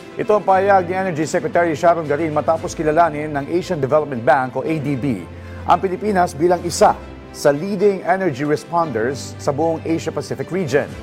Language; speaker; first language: Filipino; native; Filipino